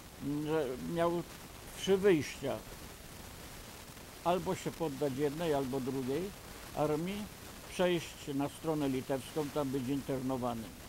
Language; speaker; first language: Polish; native; Polish